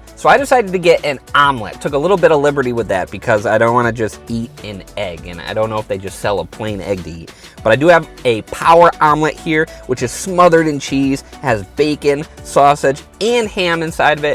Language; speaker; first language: English; native; English